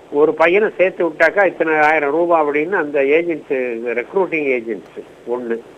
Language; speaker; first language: Tamil; native; Tamil